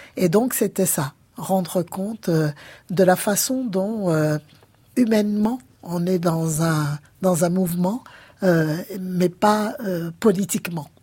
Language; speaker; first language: French; native; French